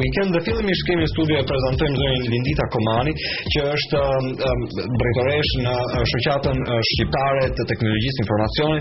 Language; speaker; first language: Albanian; native; Albanian